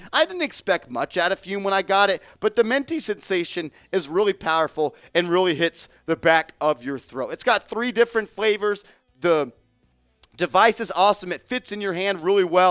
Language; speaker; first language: English; native; English